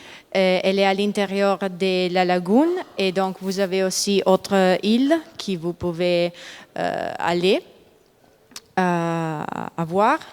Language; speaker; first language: French; non-native, learner; Italian